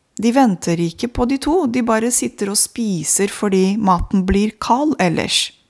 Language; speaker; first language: Norwegian; non-native, fluent; Romanian